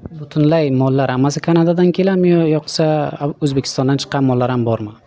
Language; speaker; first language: Uzbek; native; Uzbek